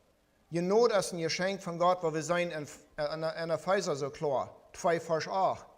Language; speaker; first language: German; non-native, learner; Plautdietsch